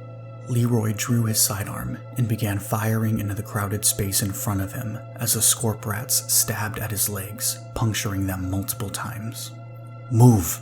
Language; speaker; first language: English; native; English